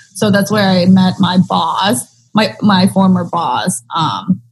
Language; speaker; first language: English; early bilingual, other home language; Thai